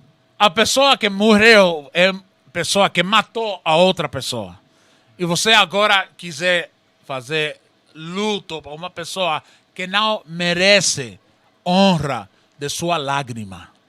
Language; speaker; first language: Portuguese; non-native, learner; Spanish